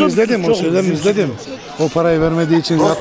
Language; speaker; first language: Turkish; native; Turkish